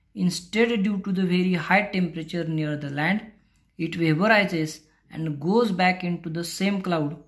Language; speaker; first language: English; non-native, local second language; Marathi